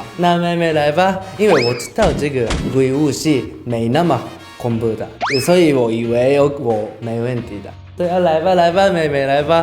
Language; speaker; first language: Chinese; non-native, learner; Japanese